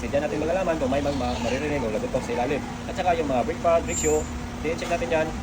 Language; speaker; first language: Filipino; non-native, local second language; Cebuano